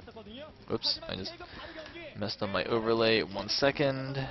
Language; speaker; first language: English; native; English